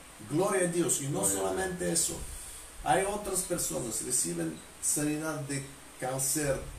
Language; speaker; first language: Spanish; non-native, fluent; Bulgarian